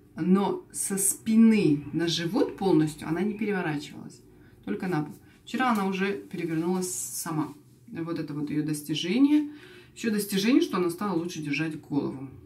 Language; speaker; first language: Russian; native; Russian